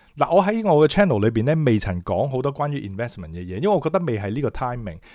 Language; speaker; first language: Chinese; non-native, local second language; Cantonese